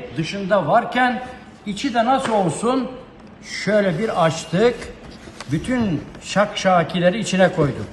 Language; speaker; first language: Turkish; native; Turkish